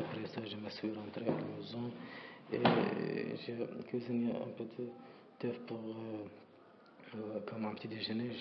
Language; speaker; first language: French; non-native, learner; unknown